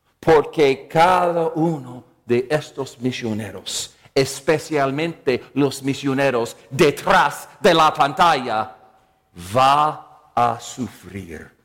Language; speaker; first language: Spanish; non-native, fluent; English